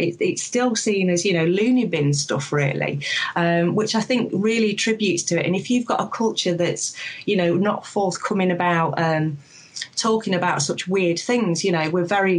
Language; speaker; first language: English; native; English